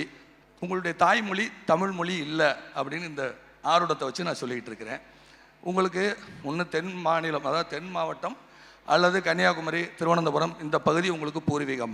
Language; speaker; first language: Tamil; native; Tamil